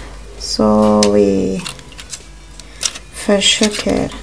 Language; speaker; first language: Swedish; non-native, learner; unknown